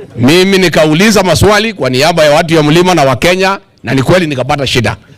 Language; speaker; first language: Swahili; non-native, local second language; Kikuyu